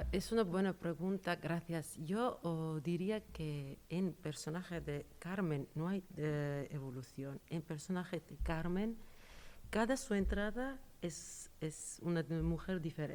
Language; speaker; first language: Spanish; non-native, fluent; Georgian